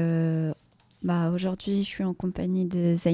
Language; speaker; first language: French; native; French